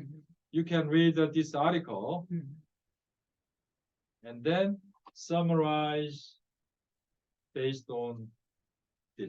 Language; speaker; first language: English; non-native, fluent; Korean